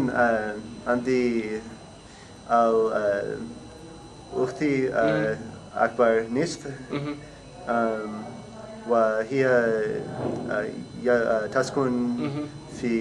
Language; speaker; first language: Arabic; non-native, learner; English